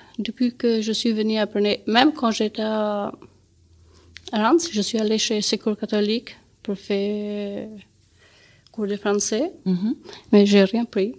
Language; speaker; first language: French; non-native, learner; Albanian